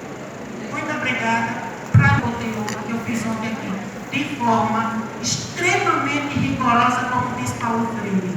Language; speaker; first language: Portuguese; native; Portuguese